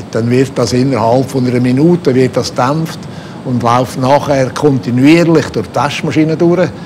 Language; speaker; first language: German; native; German